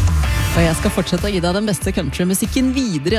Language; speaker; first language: Norwegian; native; Norwegian